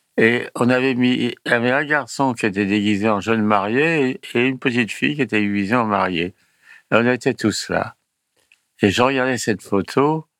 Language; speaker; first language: French; early bilingual, other home language; Italian